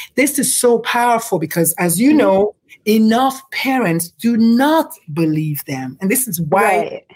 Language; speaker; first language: English; non-native, local second language; Igbo